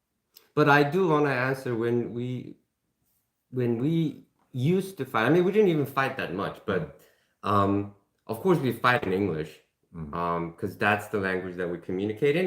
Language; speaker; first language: English; non-native, fluent; Korean